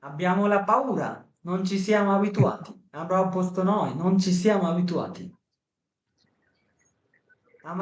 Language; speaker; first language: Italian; non-native, fluent; Bangla